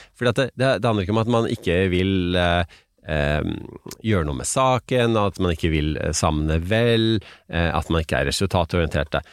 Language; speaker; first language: Norwegian; native; Norwegian